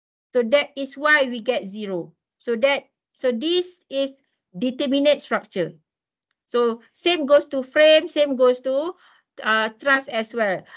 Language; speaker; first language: English; non-native, local second language; Malay